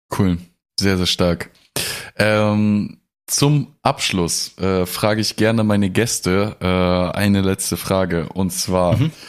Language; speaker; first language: German; non-native, fluent; Russian